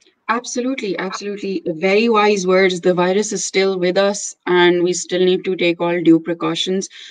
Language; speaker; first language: English; non-native, local second language; Urdu